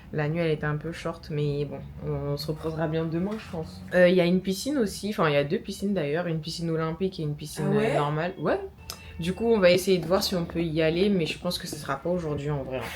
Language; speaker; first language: French; native; French